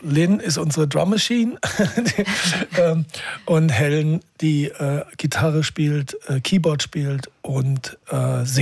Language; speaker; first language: German; native; German